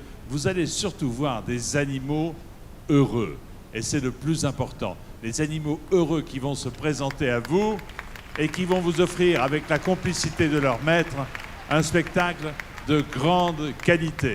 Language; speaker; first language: French; native; French